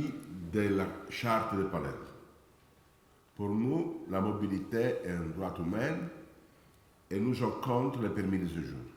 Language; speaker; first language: French; non-native, fluent; Italian